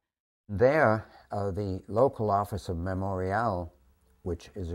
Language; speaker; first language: English; native; English